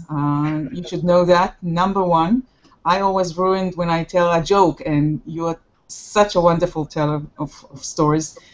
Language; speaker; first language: English; non-native, fluent; Hebrew